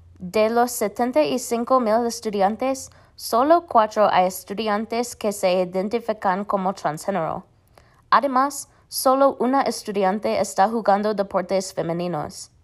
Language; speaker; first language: Spanish; non-native, learner; English